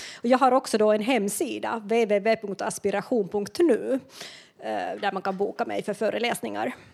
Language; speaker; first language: Swedish; non-native, local second language; Finnish